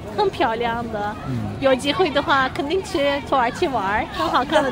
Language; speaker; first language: Chinese; non-native, learner; Turkish